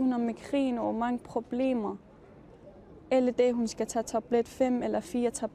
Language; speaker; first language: Danish; non-native, learner; Persian